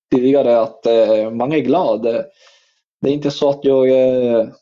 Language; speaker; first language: Swedish; non-native, fluent; Spanish